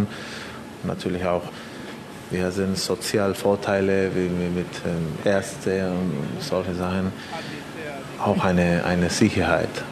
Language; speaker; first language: German; non-native, fluent; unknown